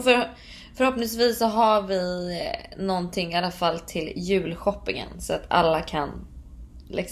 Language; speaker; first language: Swedish; native; Swedish